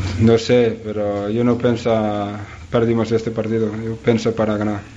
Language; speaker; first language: Spanish; non-native, learner; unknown